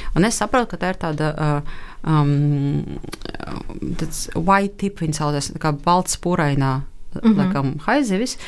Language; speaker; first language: Latvian; non-native, local second language; Russian